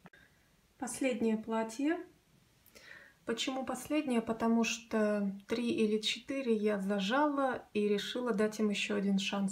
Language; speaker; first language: Russian; native; Russian